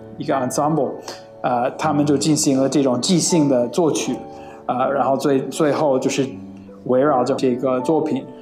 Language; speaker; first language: Chinese; non-native, fluent; English